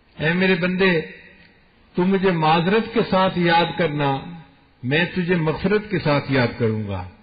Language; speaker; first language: Urdu; non-native, local second language; Punjabi